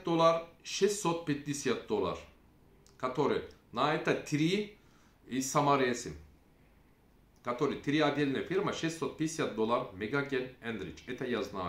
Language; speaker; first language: Russian; non-native, learner; Turkish